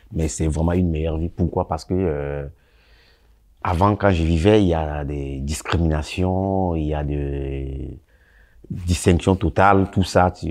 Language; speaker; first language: French; non-native, local second language; Sango